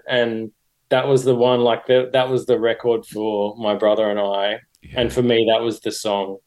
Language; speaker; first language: English; native; English